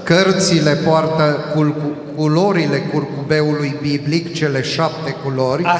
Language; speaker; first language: Romanian; non-native, fluent; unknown